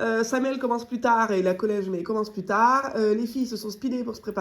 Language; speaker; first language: French; native; French